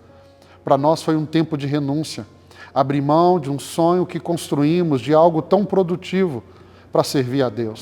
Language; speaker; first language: Portuguese; native; Portuguese